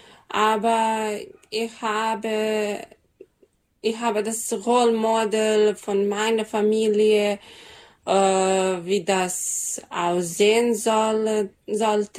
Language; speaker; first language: German; non-native, fluent; Serbian